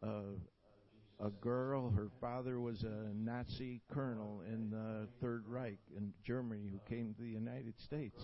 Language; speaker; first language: English; native; English